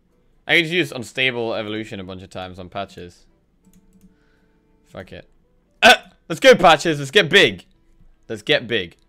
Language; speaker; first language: English; native; English